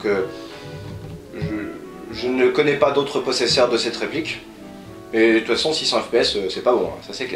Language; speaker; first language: French; native; French